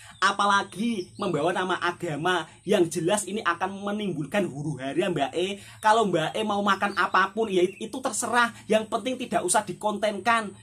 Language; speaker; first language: Indonesian; native; Indonesian